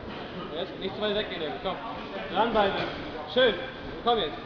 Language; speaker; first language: German; native; German